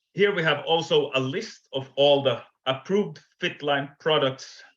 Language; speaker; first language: English; non-native, fluent; Finnish